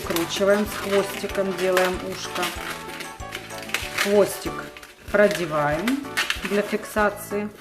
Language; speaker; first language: Russian; native; Russian